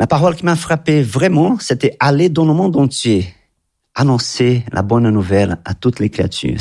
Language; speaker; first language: French; non-native, fluent; Portuguese